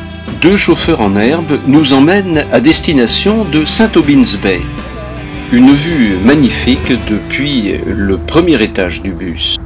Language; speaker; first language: French; native; French